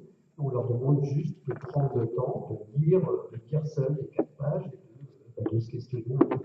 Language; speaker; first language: French; native; French